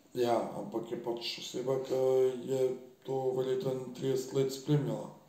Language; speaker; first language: Slovenian; early bilingual, other home language; Bosnian